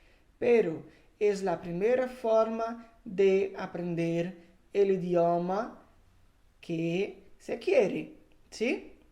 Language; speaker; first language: Spanish; non-native, fluent; Portuguese